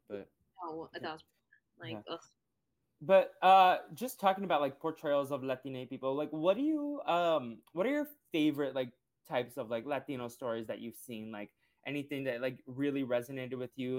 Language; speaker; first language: English; early bilingual, other home language; Portuguese